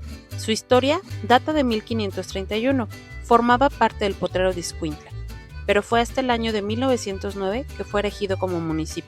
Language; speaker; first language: Spanish; native; Spanish